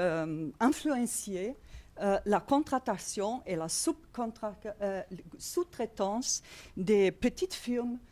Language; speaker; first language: French; non-native, fluent; Portuguese